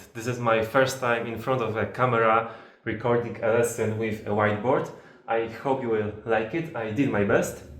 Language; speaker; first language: English; non-native, fluent; Polish